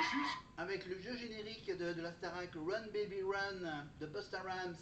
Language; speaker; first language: French; native; French